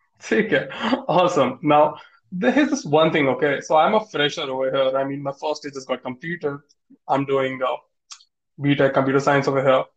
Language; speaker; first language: English; non-native, local second language; Hindi